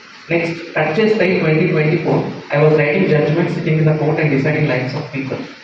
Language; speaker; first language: English; non-native, local second language; Telugu